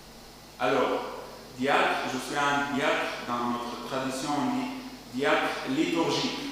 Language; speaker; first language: French; non-native, learner; Arabic